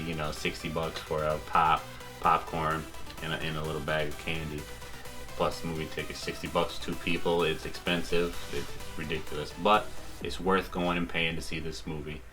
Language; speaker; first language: English; native; English